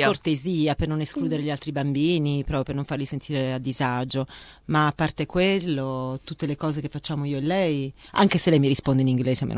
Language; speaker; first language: Italian; native; Italian